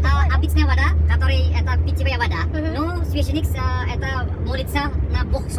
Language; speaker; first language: Russian; non-native, learner; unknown